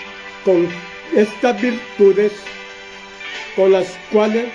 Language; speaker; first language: Spanish; native; Spanish